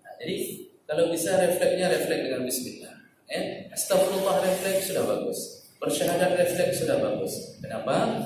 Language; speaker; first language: Malay; non-native, local second language; Achinese